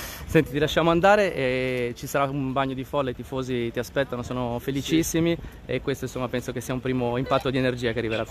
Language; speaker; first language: Italian; native; Italian